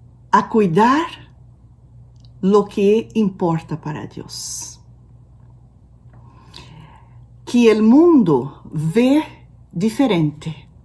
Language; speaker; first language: Spanish; non-native, learner; Portuguese